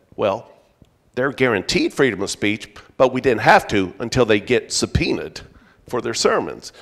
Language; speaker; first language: English; native; English